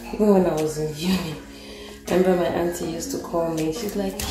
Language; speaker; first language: English; non-native, local second language; Igbo